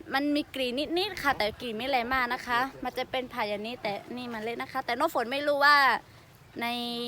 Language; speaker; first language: Thai; non-native, local second language; Lahu